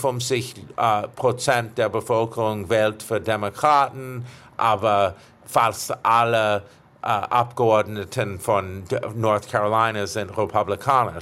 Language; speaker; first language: German; non-native, fluent; English